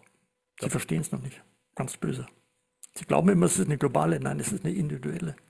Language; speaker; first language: German; native; German